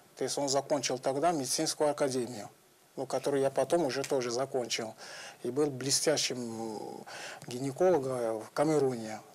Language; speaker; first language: Russian; non-native, fluent; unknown